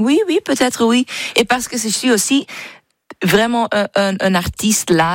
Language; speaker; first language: French; non-native, fluent; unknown